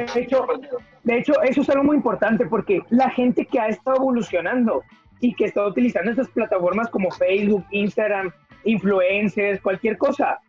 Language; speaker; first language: Spanish; native; Spanish